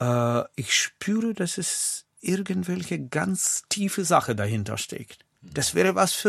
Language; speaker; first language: German; non-native, fluent; Russian